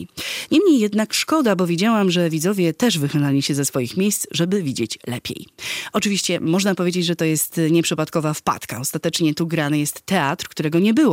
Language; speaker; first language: Polish; native; Polish